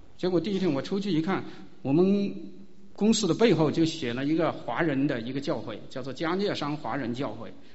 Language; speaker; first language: Chinese; native; Chinese